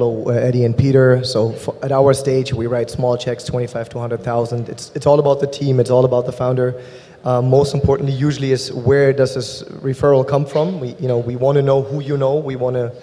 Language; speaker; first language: English; non-native, fluent; German